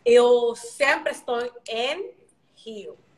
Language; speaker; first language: Portuguese; non-native, learner; Spanish